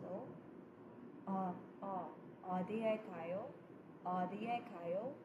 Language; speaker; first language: Korean; non-native, fluent; Cebuano